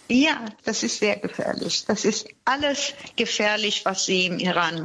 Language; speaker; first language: German; non-native, fluent; Persian